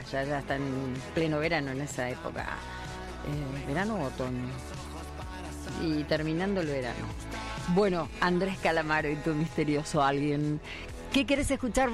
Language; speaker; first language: Spanish; native; Spanish